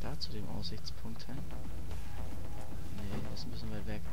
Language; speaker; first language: German; native; German